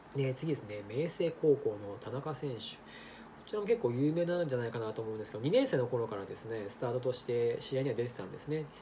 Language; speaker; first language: Japanese; native; Japanese